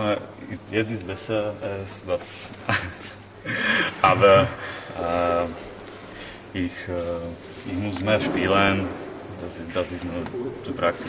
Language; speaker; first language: German; non-native, learner; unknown